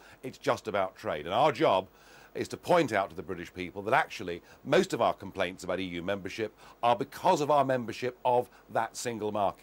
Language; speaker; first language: English; native; English